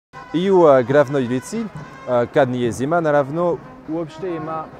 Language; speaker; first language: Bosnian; non-native, learner; French